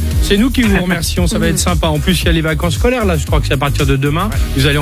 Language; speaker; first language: French; native; French